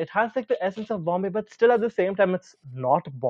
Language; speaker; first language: English; non-native, local second language; Hindi